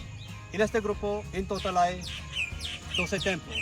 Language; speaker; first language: Spanish; non-native, learner; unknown